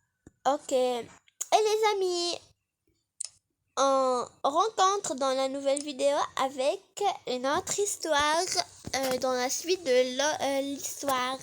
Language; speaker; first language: French; non-native, learner; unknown